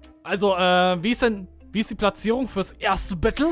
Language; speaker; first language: German; native; German